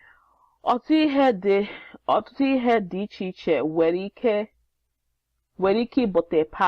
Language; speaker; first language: Igbo; non-native, learner; English